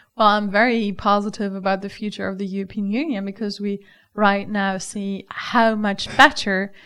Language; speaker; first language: English; non-native, fluent; German